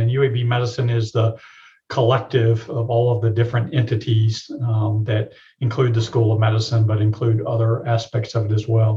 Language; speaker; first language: English; native; English